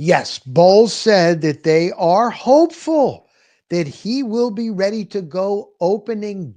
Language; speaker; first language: English; native; English